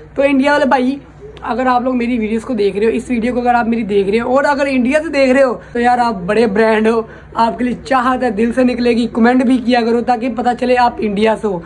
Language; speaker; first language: Urdu; non-native, local second language; Punjabi